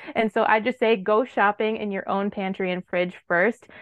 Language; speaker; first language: English; native; English